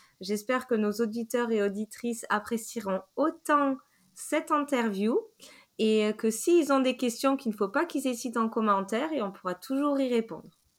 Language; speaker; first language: French; native; French